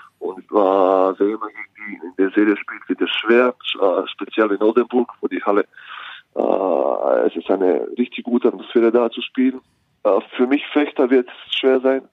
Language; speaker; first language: German; non-native, fluent; Bosnian